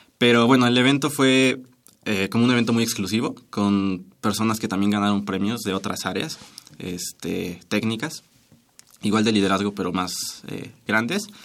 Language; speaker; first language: Spanish; native; Spanish